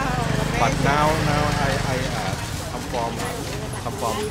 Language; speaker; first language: English; non-native, learner; Thai